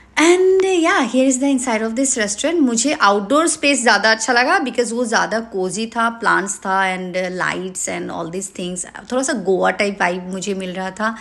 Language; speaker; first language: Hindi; non-native, local second language; Assamese